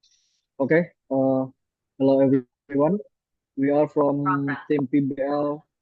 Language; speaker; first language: English; non-native, learner; Indonesian